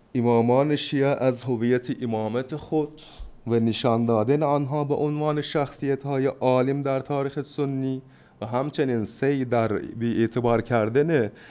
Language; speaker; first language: Persian; non-native, fluent; Turkish